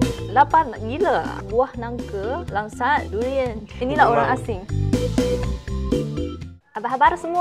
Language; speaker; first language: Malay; non-native, fluent; Chinese